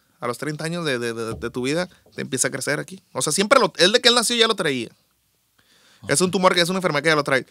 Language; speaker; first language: Spanish; native; Spanish